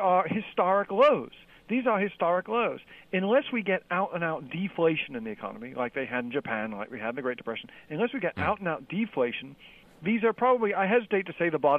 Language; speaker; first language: English; native; English